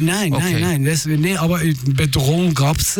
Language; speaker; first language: German; non-native, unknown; Persian